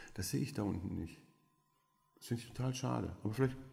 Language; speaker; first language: German; non-native, fluent; French